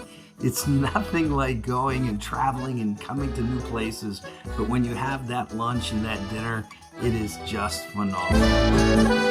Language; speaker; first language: English; native; English